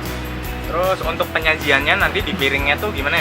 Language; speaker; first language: Indonesian; native; Indonesian